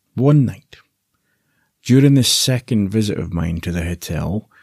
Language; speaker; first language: English; native; English